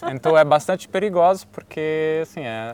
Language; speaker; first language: Portuguese; non-native, fluent; Italian